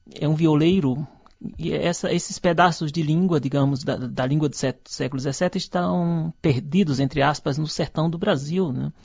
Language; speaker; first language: Portuguese; native; Portuguese